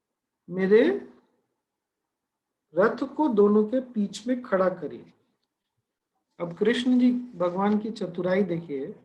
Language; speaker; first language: Hindi; native; Hindi